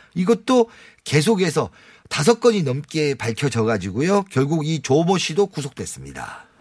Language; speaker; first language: Korean; native; Korean